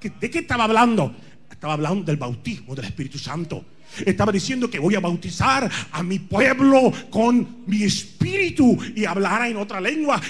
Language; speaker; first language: Spanish; non-native, fluent; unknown